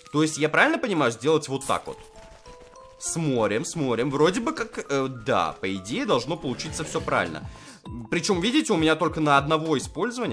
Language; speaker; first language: Russian; native; Russian